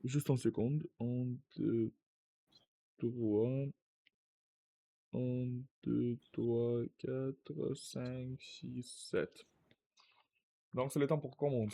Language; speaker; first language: French; non-native, learner; Russian